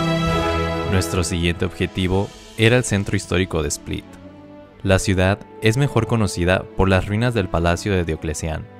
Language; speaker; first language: Spanish; native; Spanish